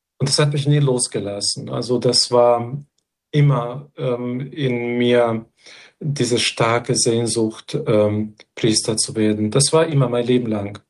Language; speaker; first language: German; non-native, fluent; Croatian